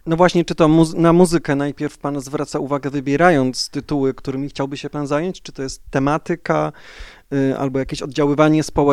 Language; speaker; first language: Polish; native; Polish